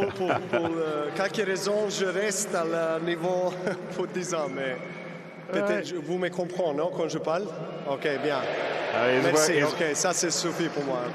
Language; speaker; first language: French; non-native, learner; Serbian